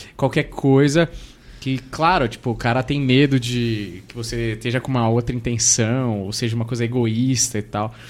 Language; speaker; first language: Portuguese; native; Portuguese